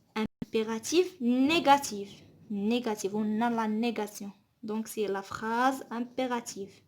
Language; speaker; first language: French; non-native, local second language; Arabic